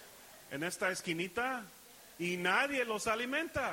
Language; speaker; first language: Spanish; early bilingual, heritage; Spanish